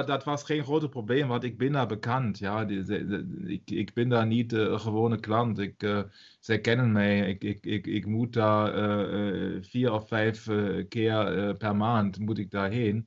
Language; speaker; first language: Dutch; non-native, learner; German